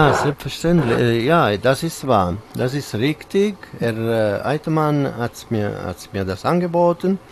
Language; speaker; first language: German; non-native, fluent; Italian